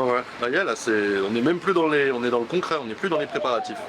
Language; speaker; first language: French; native; French